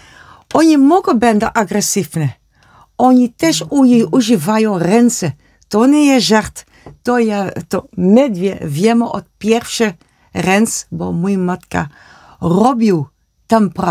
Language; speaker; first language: Polish; non-native, learner; Dutch